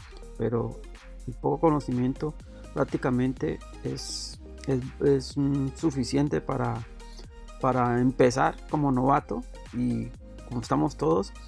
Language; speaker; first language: Spanish; native; Spanish